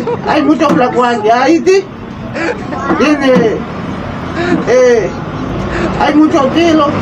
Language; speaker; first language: Spanish; non-native, learner; Haitian Creole